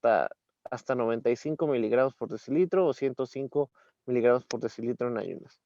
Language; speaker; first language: Spanish; native; Spanish